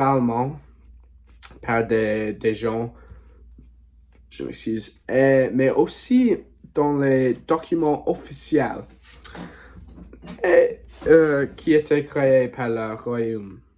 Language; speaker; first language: French; non-native, learner; English